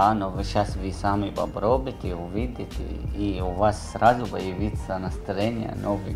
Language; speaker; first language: Russian; non-native, learner; Arabic